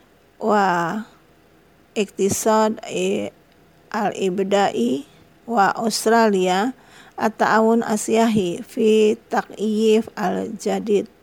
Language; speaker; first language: Arabic; non-native, fluent; Indonesian